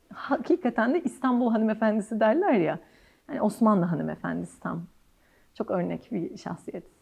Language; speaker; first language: Turkish; native; Turkish